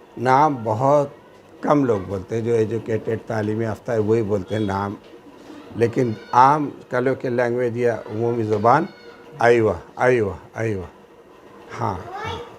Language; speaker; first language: Urdu; native; Urdu